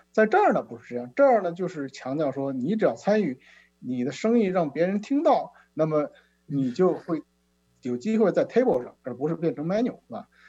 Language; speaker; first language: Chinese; native; Chinese